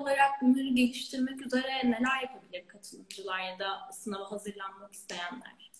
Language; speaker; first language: Turkish; native; Turkish